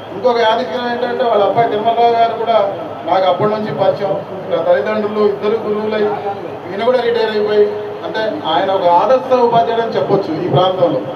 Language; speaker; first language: Telugu; non-native, local second language; Urdu